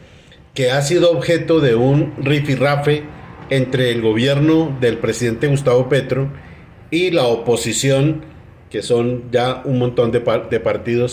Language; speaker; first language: Spanish; native; Spanish